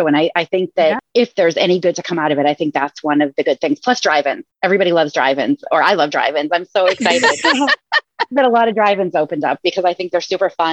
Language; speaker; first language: English; native; English